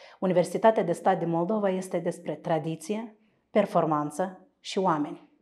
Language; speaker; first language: Romanian; native; Romanian